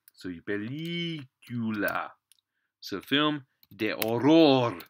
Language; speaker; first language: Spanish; non-native, fluent; English